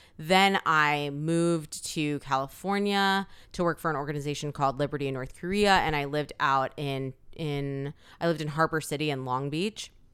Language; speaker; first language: English; early bilingual, other home language; Korean